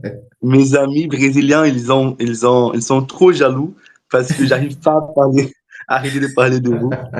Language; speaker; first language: French; non-native, fluent; Portuguese